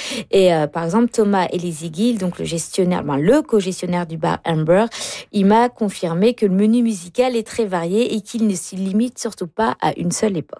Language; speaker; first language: French; native; French